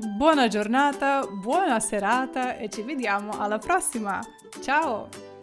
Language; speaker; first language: Italian; non-native, fluent; Ukrainian